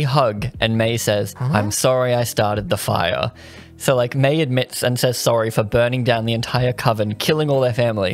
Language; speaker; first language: English; native; English